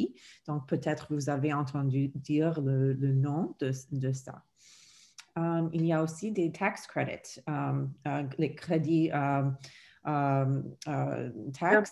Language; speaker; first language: French; non-native, fluent; English